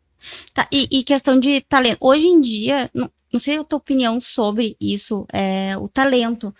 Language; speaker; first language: Portuguese; native; Portuguese